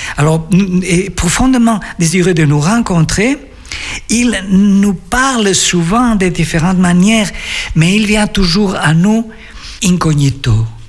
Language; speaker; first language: French; non-native, fluent; Spanish